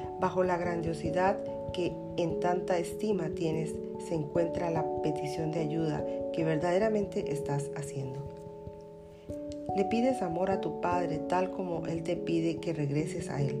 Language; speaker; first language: Spanish; native; Spanish